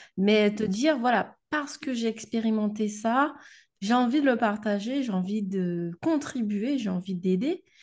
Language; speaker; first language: French; native; French